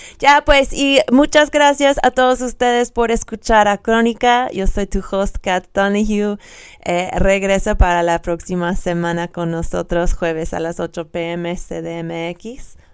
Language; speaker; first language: Spanish; non-native, fluent; English